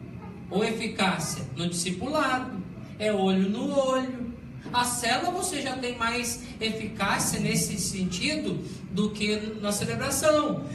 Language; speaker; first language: Portuguese; native; Portuguese